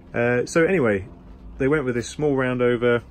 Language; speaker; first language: English; native; English